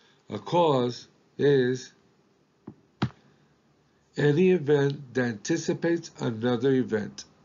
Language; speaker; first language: English; non-native, local second language; Spanish